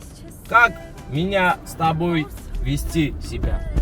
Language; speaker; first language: Russian; non-native, learner; Armenian